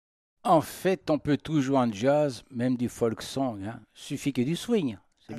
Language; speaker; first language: French; native; French